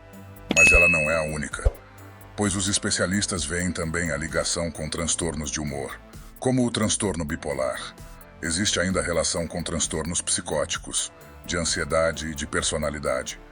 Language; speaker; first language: Portuguese; native; Portuguese